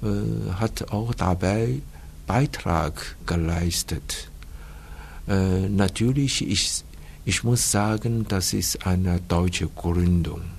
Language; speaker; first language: German; non-native, fluent; Chinese